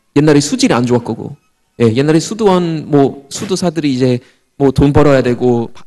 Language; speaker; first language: Korean; non-native, fluent; German